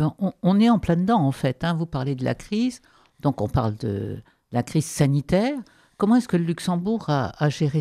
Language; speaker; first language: French; native; French